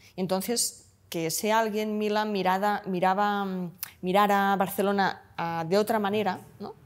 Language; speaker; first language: Spanish; non-native, local second language; Catalan